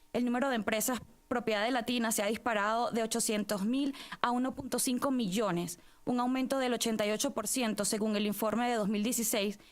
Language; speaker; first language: English; non-native, fluent; Spanish